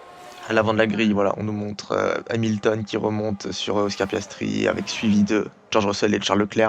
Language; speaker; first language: French; native; French